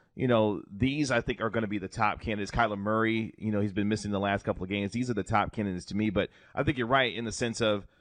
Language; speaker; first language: English; native; English